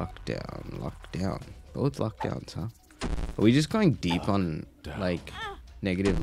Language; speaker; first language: English; native; English